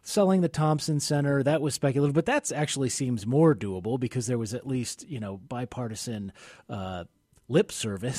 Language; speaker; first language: English; native; English